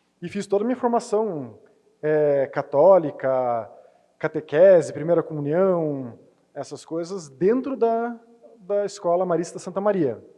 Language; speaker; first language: Portuguese; native; Portuguese